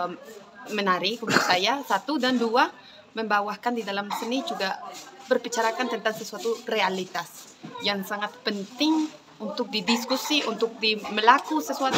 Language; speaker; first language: Indonesian; non-native, fluent; Spanish